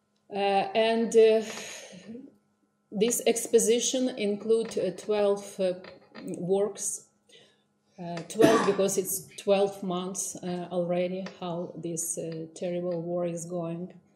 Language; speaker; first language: English; non-native, fluent; Ukrainian